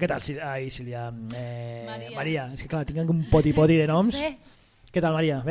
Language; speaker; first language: Catalan; native; Catalan